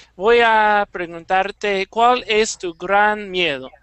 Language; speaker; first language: Spanish; non-native, learner; English